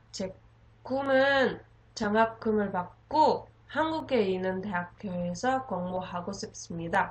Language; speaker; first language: Korean; non-native, learner; Indonesian